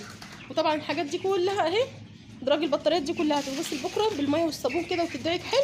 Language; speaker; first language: Arabic; native; Arabic